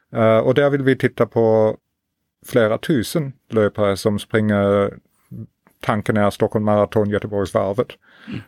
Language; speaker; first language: Swedish; non-native, fluent; English